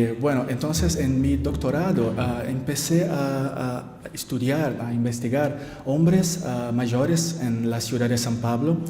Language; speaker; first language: Spanish; non-native, learner; Portuguese